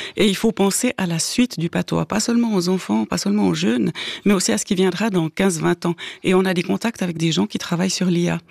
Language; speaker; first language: French; native; French